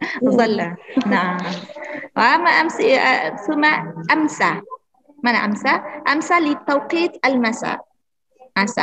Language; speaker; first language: Arabic; non-native, fluent; Indonesian